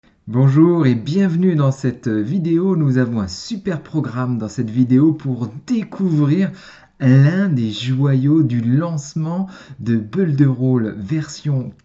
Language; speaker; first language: French; native; French